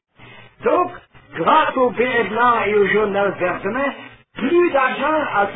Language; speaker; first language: French; native; French